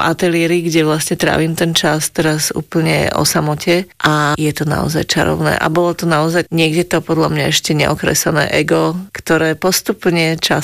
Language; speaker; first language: Slovak; native; Slovak